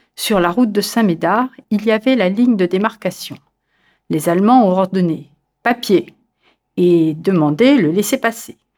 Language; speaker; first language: French; native; French